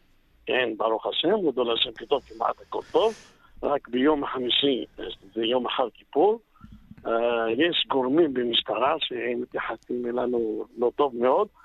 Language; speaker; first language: Hebrew; non-native, fluent; Arabic